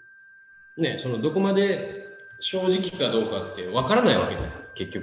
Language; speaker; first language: Japanese; native; Japanese